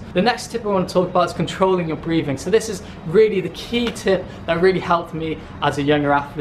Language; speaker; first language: English; native; English